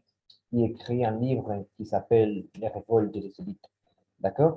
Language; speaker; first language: French; non-native, learner; Spanish